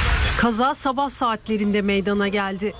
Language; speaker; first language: Turkish; native; Turkish